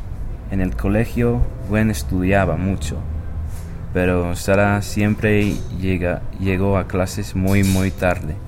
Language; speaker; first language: Spanish; non-native, learner; English